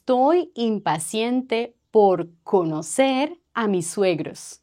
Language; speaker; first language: Spanish; non-native, fluent; French